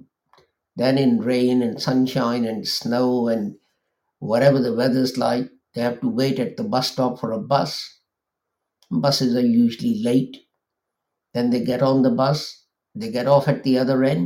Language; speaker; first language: English; non-native, local second language; Urdu